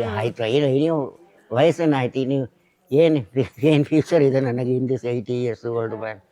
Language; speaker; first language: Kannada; non-native, local second language; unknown